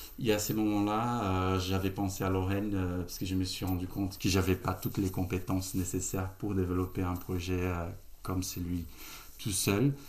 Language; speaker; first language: French; non-native, fluent; Portuguese